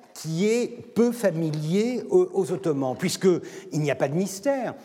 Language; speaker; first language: French; non-native, fluent; Turkish